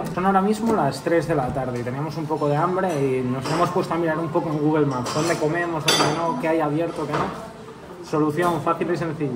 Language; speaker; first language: Spanish; native; Spanish